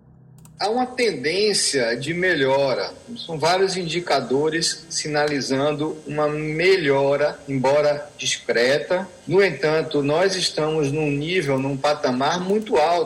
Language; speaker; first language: Portuguese; native; Portuguese